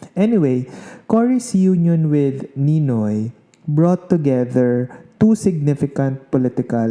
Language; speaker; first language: English; non-native, local second language; Filipino